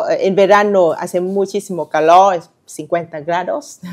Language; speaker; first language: Spanish; non-native, learner; Vietnamese